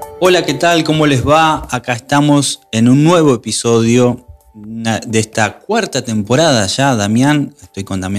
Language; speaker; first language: Spanish; native; Spanish